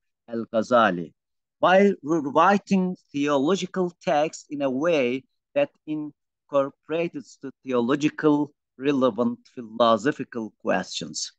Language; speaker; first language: English; non-native, fluent; Turkish